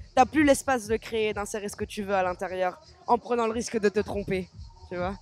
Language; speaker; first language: French; native; French